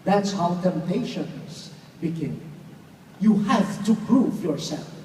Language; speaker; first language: English; non-native, local second language; Filipino